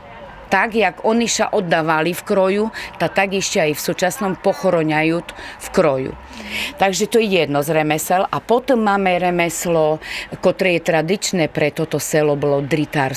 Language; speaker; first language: Slovak; non-native, local second language; Rusyn